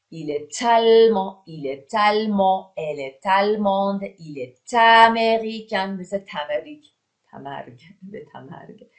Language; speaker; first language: French; non-native, fluent; Persian